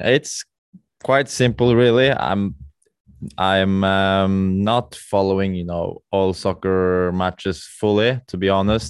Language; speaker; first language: English; non-native, fluent; Norwegian